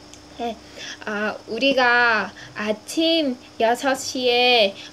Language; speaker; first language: Korean; non-native, learner; Vietnamese